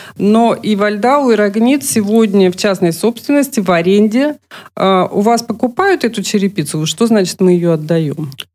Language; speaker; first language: Russian; native; Russian